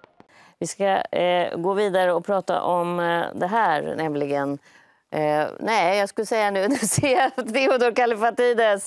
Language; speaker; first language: Swedish; native; Swedish